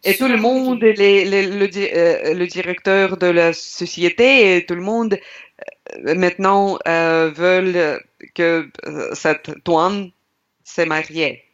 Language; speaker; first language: French; non-native, learner; Russian